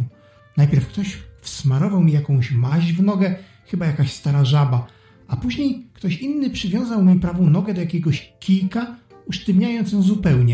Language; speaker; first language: Polish; native; Polish